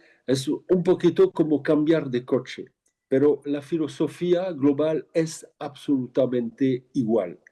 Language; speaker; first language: Spanish; non-native, fluent; French